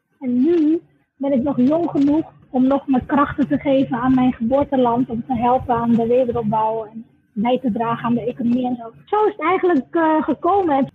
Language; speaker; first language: Dutch; native; Dutch